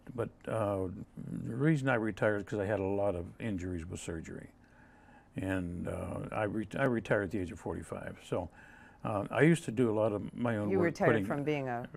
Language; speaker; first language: English; native; English